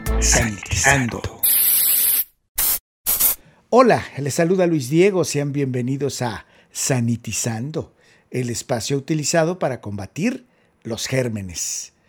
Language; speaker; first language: Spanish; native; Spanish